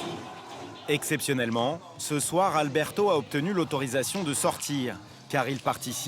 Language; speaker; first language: French; native; French